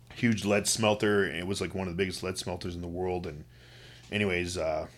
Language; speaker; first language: English; native; English